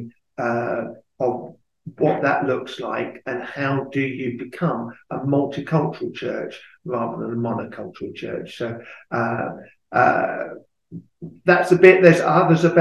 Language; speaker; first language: English; native; English